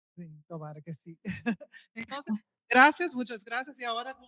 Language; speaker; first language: Spanish; non-native, learner; Portuguese